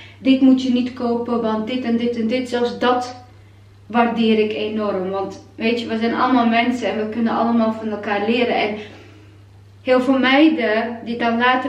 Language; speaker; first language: Dutch; non-native, fluent; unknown